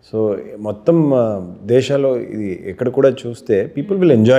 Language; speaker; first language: Telugu; non-native, learner; Kannada